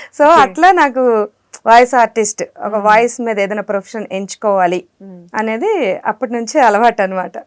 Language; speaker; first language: Telugu; native; Telugu